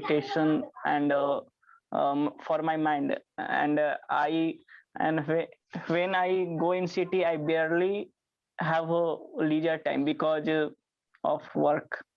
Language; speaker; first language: English; non-native, learner; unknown